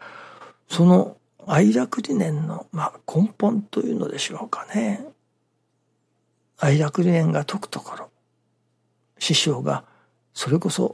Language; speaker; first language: Japanese; native; Japanese